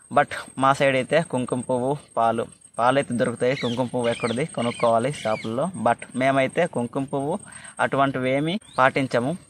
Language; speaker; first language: Telugu; non-native, local second language; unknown